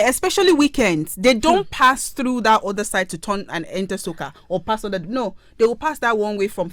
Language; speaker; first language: English; non-native, local second language; Yoruba